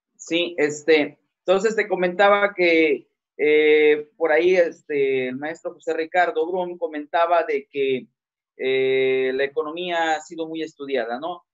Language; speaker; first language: Spanish; native; Spanish